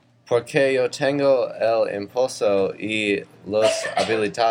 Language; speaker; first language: Spanish; non-native, learner; English